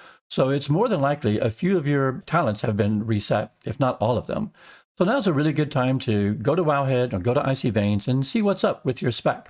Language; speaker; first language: English; native; English